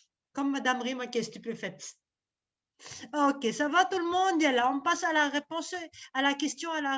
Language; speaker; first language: French; non-native, local second language; Arabic